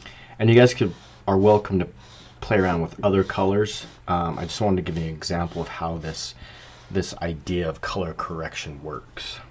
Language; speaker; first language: English; native; English